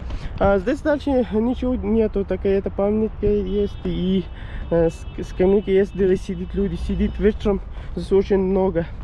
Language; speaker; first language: Russian; non-native, learner; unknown